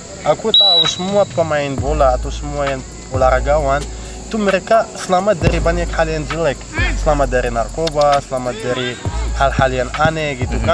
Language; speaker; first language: Indonesian; non-native, fluent; Arabic